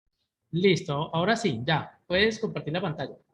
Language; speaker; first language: Spanish; native; Spanish